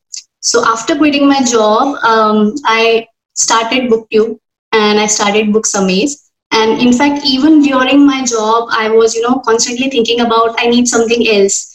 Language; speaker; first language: English; non-native, local second language; Hindi